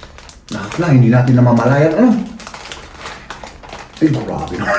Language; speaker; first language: Filipino; non-native, fluent; German